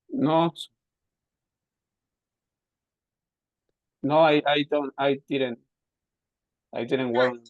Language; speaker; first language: English; non-native, learner; Spanish